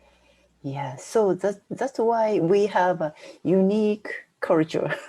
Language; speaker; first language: English; non-native, fluent; Japanese